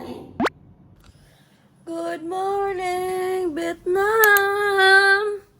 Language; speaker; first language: English; non-native, learner; Filipino